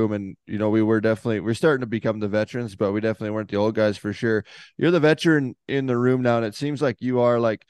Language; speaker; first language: English; native; English